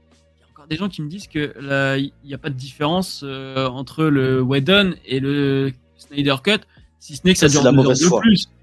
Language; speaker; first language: French; native; French